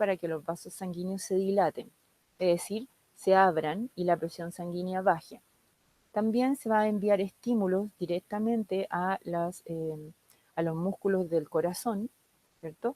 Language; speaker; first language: Spanish; native; Spanish